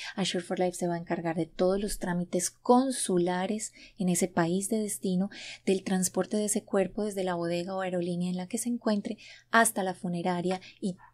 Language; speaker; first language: Spanish; native; Spanish